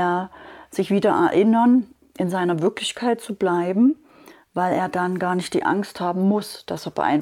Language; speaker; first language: German; native; German